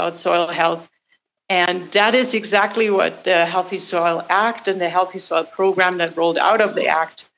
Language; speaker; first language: English; non-native, fluent; German